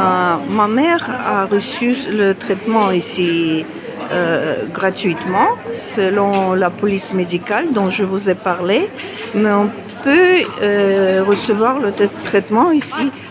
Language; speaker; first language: French; non-native, fluent; Russian